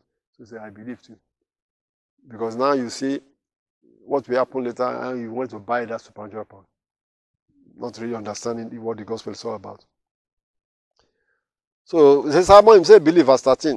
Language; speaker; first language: English; non-native, local second language; Yoruba